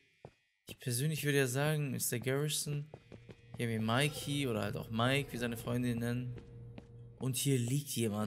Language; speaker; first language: German; native; German